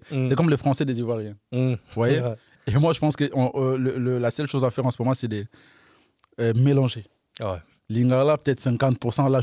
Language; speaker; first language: French; non-native, local second language; Lingala